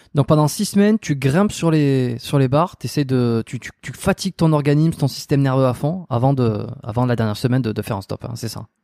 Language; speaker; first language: French; native; French